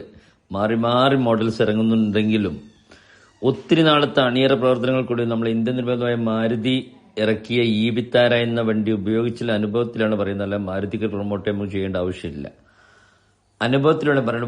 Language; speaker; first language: Malayalam; native; Malayalam